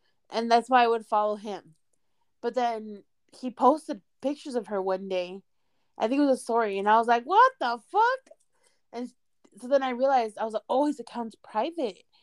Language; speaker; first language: English; early bilingual, other home language; Spanish